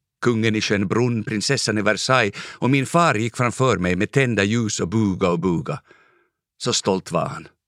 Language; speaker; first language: Swedish; native; Swedish